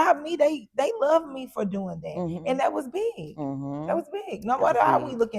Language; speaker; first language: English; native; English